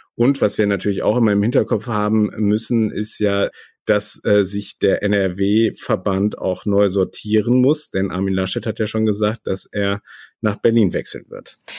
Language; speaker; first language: German; native; German